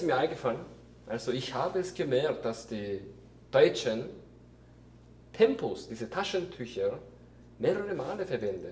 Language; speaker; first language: German; non-native, fluent; Korean